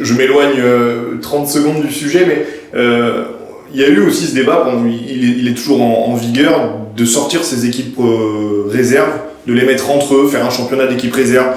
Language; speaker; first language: French; native; French